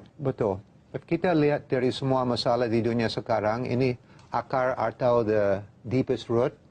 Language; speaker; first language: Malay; non-native, fluent; English